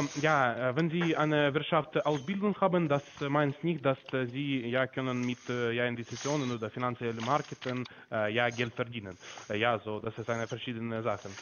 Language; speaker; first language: German; non-native, learner; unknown